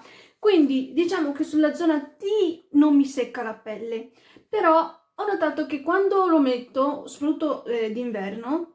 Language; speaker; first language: Italian; early bilingual, other home language; Arabic